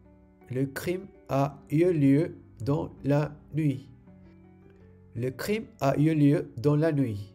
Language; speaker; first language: French; non-native, fluent; Sinhala